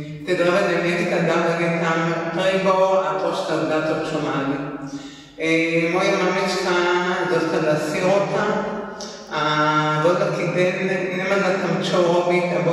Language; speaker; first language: Slovak; early bilingual, heritage; Slovak